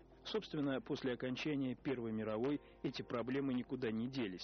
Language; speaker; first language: Russian; native; Russian